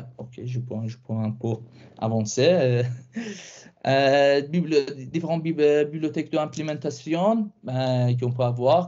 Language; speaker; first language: French; non-native, fluent; Persian